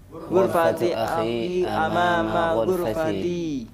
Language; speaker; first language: Arabic; non-native, learner; Indonesian